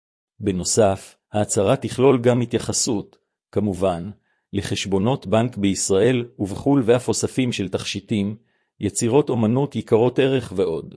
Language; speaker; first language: Hebrew; native; Hebrew